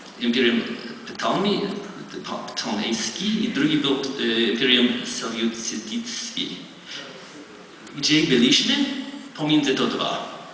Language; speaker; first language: Polish; non-native, learner; Hebrew